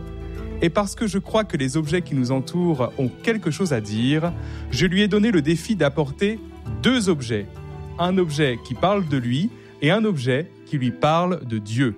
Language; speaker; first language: French; native; French